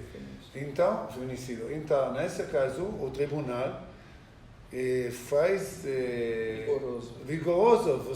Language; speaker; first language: Portuguese; non-native, learner; Hebrew